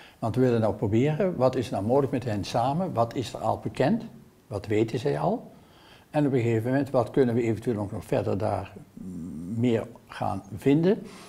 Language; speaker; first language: Dutch; native; Dutch